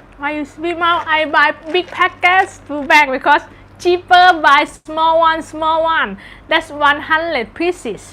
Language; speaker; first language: English; non-native, learner; Thai